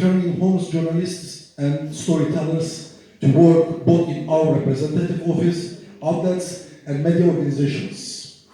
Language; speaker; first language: English; non-native, fluent; Turkish